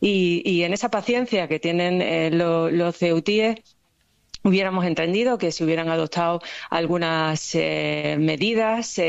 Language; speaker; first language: Spanish; native; Spanish